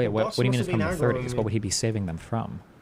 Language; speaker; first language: English; native; English